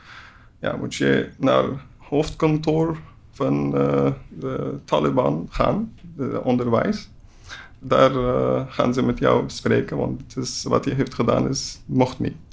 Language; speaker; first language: Dutch; non-native, learner; Persian